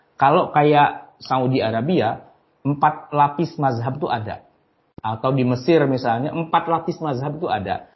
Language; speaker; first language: Indonesian; native; Indonesian